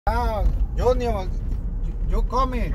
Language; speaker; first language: English; non-native, learner; Spanish